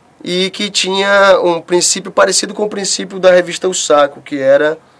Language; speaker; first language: Portuguese; native; Portuguese